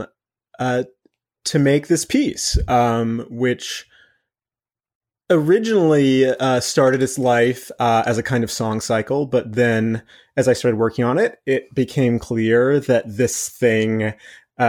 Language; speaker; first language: English; native; English